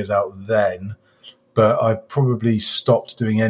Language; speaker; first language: English; native; English